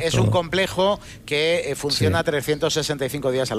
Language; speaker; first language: Spanish; native; Spanish